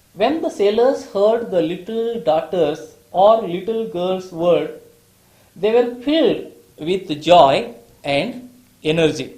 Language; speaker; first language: English; non-native, local second language; Marathi